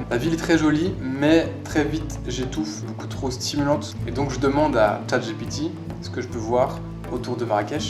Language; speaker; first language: French; native; French